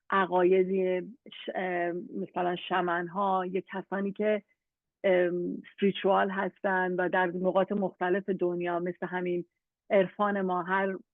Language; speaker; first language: Persian; native; Persian